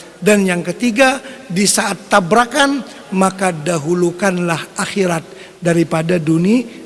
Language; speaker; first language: Indonesian; non-native, local second language; Banjar